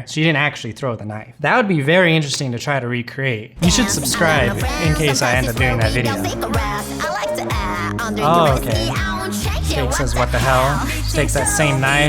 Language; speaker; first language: English; native; English